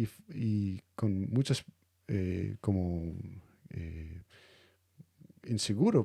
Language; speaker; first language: Spanish; non-native, fluent; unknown